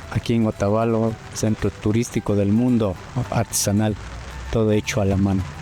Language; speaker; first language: Spanish; non-native, local second language; Quechua